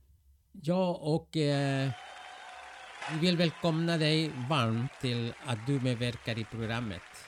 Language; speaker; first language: Swedish; non-native, fluent; Spanish